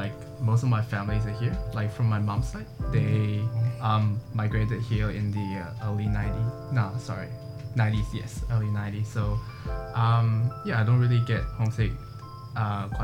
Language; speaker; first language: English; non-native, local second language; Chinese